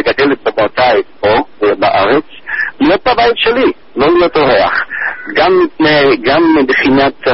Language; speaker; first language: Hebrew; non-native, fluent; English